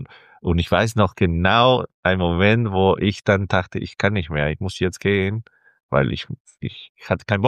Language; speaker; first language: German; non-native, fluent; Spanish